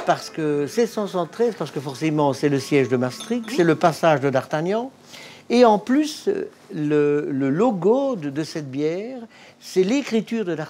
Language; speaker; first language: French; native; French